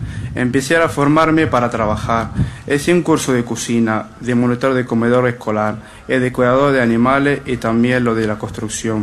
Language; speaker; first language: Spanish; non-native, fluent; Arabic